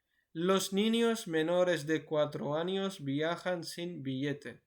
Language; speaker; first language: Spanish; non-native, learner; Urdu